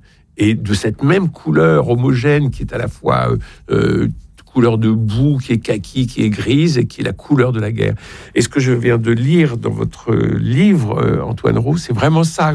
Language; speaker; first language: French; native; French